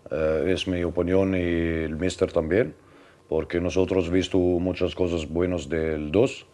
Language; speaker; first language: Spanish; non-native, learner; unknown